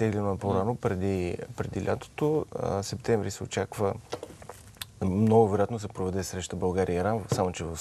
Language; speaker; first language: Bulgarian; native; Bulgarian